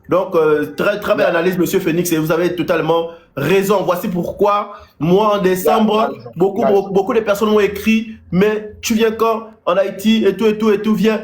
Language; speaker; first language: French; native; French